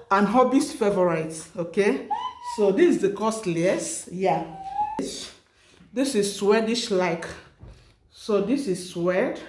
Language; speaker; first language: English; non-native, local second language; Igbo